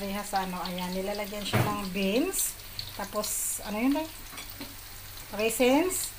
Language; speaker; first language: Filipino; non-native, local second language; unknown